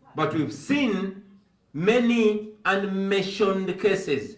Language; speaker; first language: English; non-native, local second language; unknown